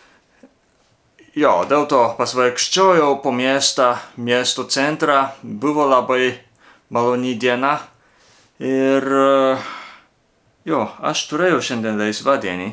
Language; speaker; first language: Lithuanian; non-native, learner; Japanese